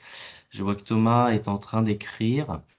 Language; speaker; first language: French; native; French